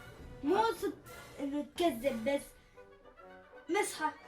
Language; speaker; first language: Arabic; native; Arabic